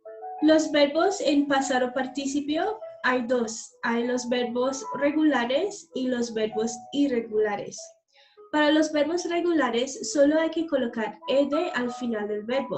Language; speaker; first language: Spanish; non-native, fluent; English